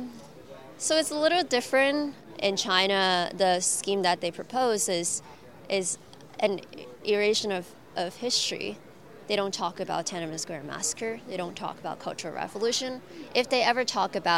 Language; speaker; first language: English; non-native, local second language; Cantonese